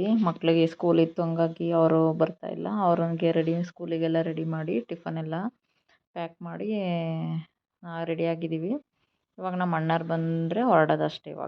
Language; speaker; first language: Kannada; native; Kannada